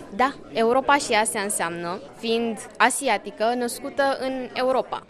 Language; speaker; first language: Romanian; early bilingual, other home language; Chinese